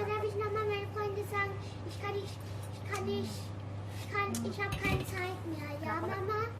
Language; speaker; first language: German; early bilingual, other home language; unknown